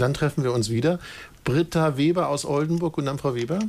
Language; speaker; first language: German; native; German